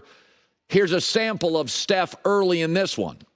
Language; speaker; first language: English; native; English